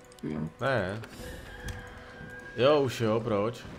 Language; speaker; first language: Czech; native; Czech